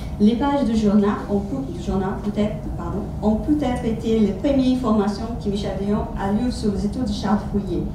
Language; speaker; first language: French; non-native, fluent; Portuguese